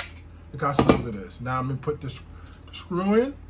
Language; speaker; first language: English; native; English